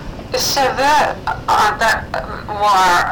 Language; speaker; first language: French; non-native, learner; Finnish